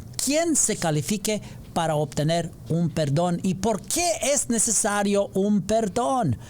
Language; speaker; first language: Spanish; non-native, learner; English